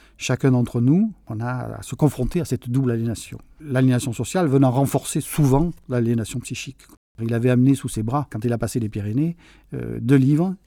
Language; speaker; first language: French; early bilingual, other home language; Catalan